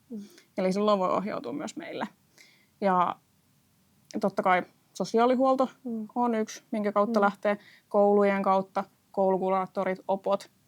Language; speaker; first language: Finnish; native; Finnish